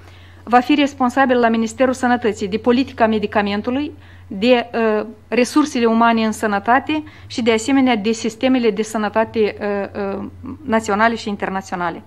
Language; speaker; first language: Romanian; native; Romanian